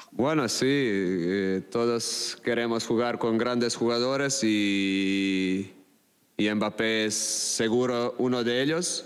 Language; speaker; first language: Spanish; non-native, fluent; Croatian